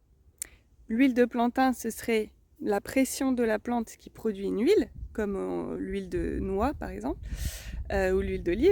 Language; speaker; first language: French; native; French